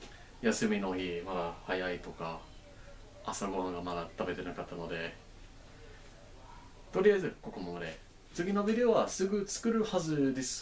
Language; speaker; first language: Japanese; non-native, learner; English